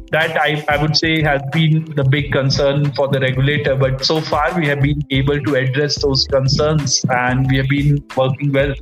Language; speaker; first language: English; non-native, local second language; Hindi